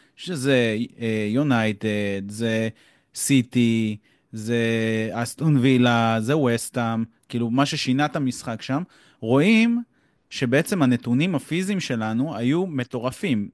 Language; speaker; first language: Hebrew; native; Hebrew